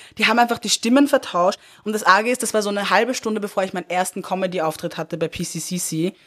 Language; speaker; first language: German; early bilingual, other home language; Persian